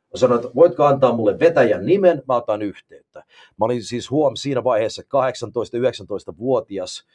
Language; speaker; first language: Finnish; early bilingual, heritage; Finnish